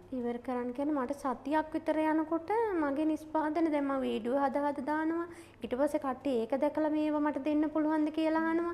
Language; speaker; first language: Sinhala; native; Sinhala